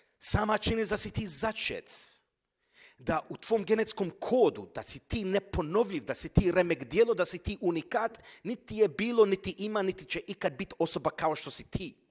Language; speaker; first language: Croatian; early bilingual, heritage; Croatian